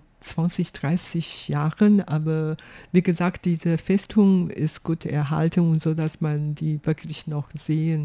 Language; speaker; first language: German; non-native, fluent; Chinese